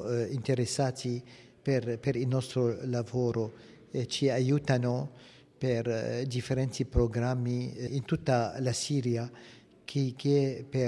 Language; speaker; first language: Italian; non-native, fluent; Arabic